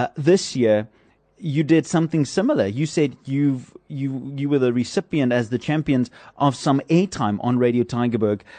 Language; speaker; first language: English; non-native, local second language; Afrikaans